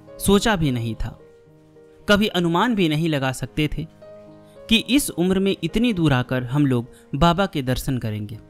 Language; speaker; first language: Hindi; native; Hindi